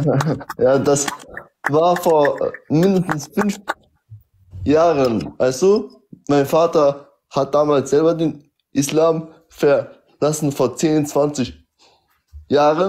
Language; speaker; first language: German; early bilingual, other home language; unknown